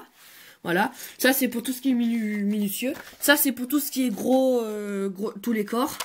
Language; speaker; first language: French; native; French